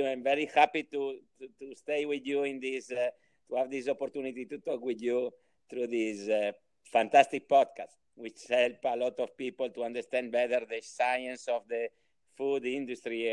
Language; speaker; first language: English; non-native, learner; Italian